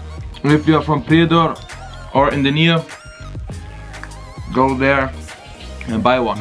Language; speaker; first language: English; non-native, learner; Bosnian